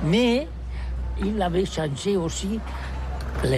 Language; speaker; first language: French; non-native, learner; Catalan